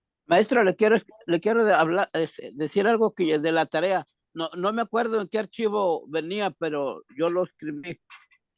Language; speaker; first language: Spanish; native; Spanish